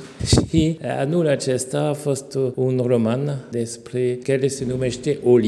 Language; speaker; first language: Romanian; non-native, fluent; French